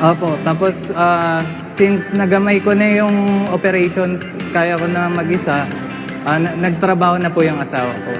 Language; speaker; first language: Filipino; native; Filipino